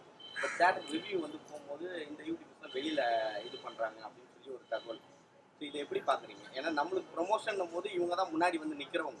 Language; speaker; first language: Tamil; native; Tamil